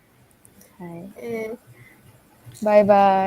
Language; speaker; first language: Japanese; non-native, learner; Malay